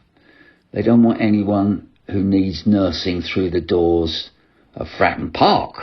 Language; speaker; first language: English; native; English